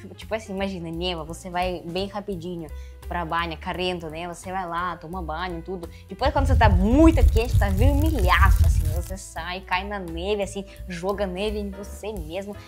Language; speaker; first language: Portuguese; non-native, fluent; Russian